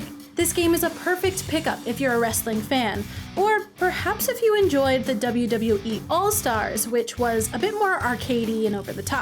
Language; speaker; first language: English; native; English